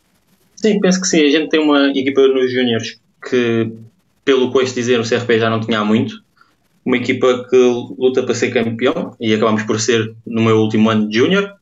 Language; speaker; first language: Portuguese; native; Portuguese